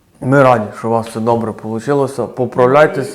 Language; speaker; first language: Ukrainian; native; Ukrainian